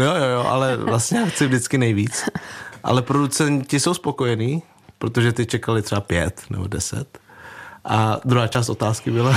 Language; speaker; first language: Czech; early bilingual, other home language; Vietnamese